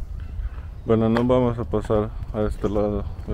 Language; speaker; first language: Spanish; non-native, fluent; Russian